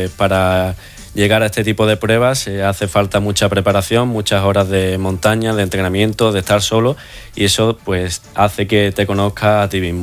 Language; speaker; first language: Spanish; native; Spanish